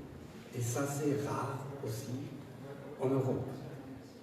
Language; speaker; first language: French; non-native, learner; German